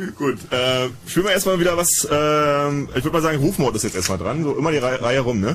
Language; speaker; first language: German; native; German